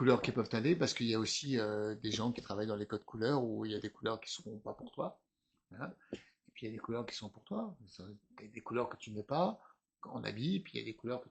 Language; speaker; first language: French; native; French